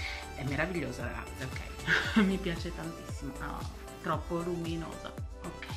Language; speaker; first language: Italian; native; Italian